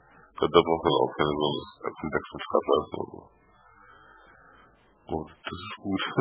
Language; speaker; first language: German; native; German